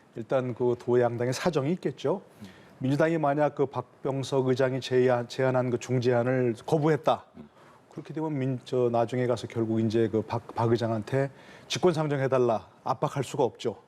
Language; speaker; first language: Korean; native; Korean